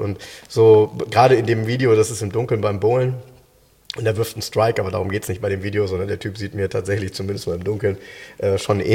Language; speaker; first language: German; native; German